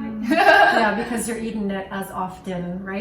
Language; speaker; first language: English; native; English